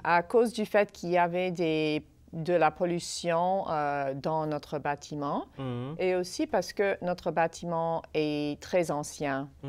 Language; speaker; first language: French; non-native, fluent; English